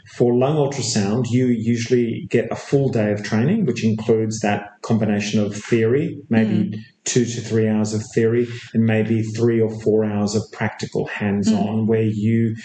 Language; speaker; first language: English; native; English